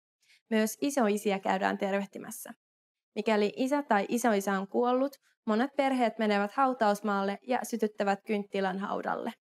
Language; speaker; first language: Finnish; native; Finnish